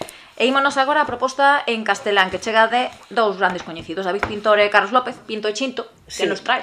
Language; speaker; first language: Galician; native; Galician